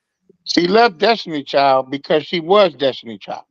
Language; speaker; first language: English; native; English